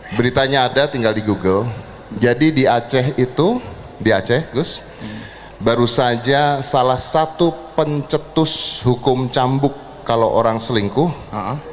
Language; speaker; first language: Indonesian; native; Indonesian